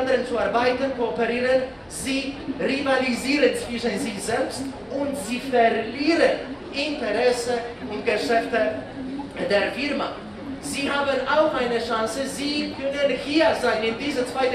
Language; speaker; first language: German; non-native, fluent; Polish